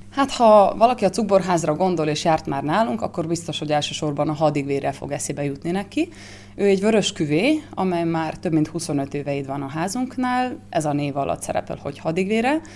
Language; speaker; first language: Hungarian; native; Hungarian